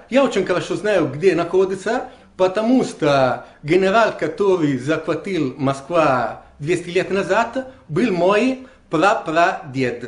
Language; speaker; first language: Russian; non-native, learner; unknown